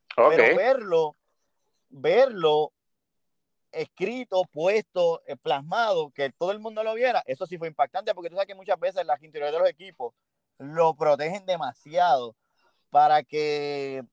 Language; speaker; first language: Spanish; early bilingual, heritage; Spanish